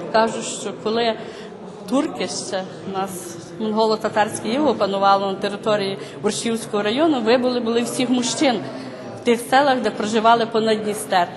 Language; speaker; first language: Ukrainian; native; Ukrainian